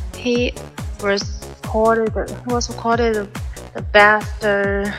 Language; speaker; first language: English; non-native, learner; Chinese